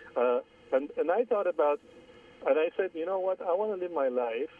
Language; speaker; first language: English; non-native, fluent; Armenian